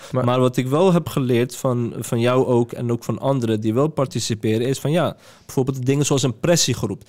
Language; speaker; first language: Dutch; early bilingual, other home language; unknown